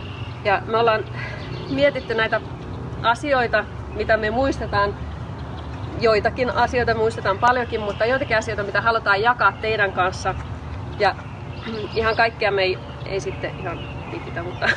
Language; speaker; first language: Finnish; native; Finnish